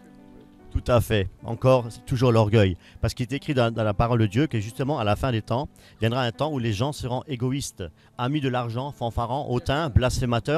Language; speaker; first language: French; native; French